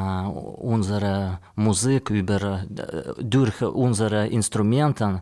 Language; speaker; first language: German; non-native, learner; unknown